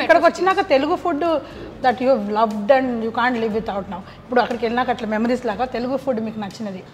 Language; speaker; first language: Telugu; native; Telugu